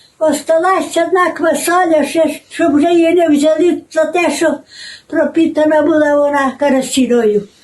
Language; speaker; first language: Ukrainian; native; Ukrainian